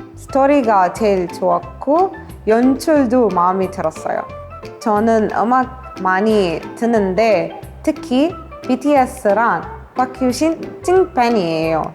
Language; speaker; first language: Korean; non-native, fluent; Arabic